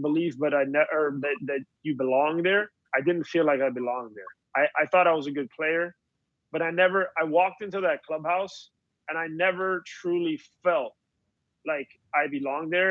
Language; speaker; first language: English; native; English